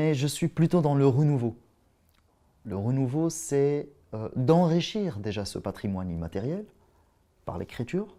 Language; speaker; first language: French; non-native, local second language; Arabic